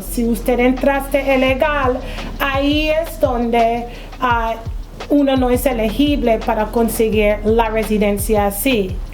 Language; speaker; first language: Spanish; non-native, fluent; English